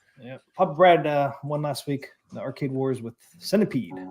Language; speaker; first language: English; native; English